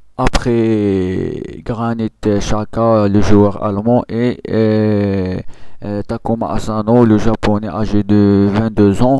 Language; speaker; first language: French; non-native, local second language; Arabic